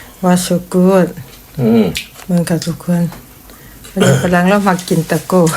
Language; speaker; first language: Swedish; non-native, learner; Thai